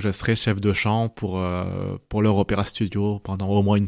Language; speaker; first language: French; native; French